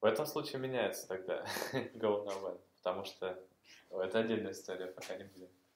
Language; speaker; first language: Russian; native; Russian